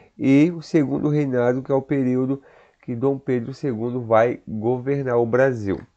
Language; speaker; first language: Portuguese; native; Portuguese